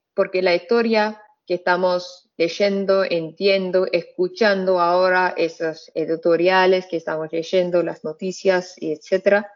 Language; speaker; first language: Spanish; non-native, fluent; Arabic